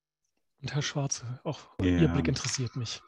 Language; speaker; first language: German; native; German